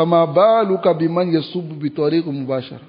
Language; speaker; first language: Arabic; non-native, fluent; French